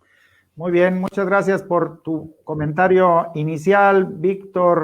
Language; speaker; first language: Spanish; native; Spanish